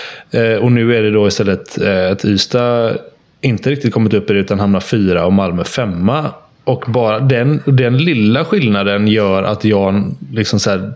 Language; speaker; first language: Swedish; native; Swedish